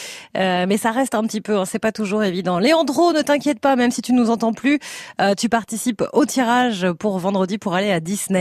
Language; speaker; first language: French; native; French